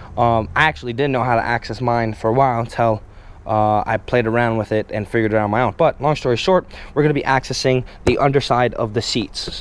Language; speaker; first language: English; native; English